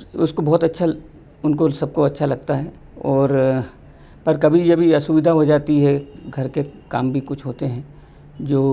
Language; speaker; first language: Hindi; native; Hindi